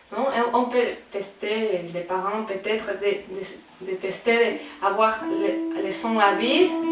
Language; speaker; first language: French; non-native, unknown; Spanish